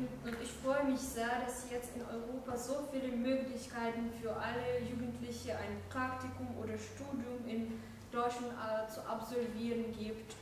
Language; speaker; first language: German; non-native, fluent; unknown